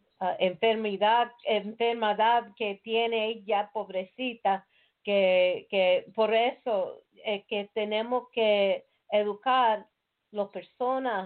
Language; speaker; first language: Spanish; non-native, learner; English